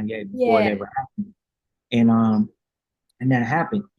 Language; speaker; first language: English; native; English